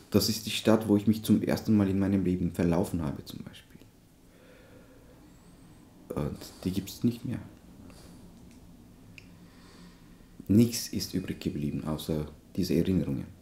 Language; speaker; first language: German; non-native, fluent; Turkish